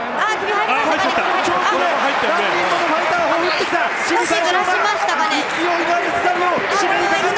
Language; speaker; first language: Japanese; native; Japanese